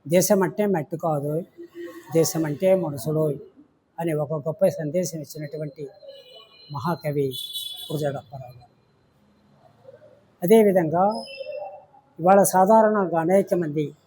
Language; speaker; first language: Telugu; native; Telugu